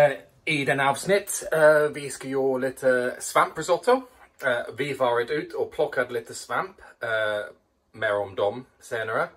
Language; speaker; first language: Swedish; non-native, fluent; English